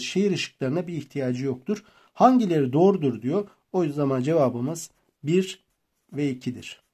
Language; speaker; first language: Turkish; native; Turkish